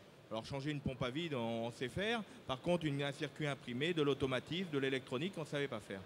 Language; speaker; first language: French; native; French